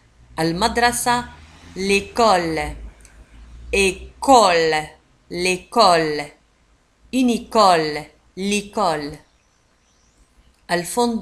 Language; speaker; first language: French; non-native, local second language; Arabic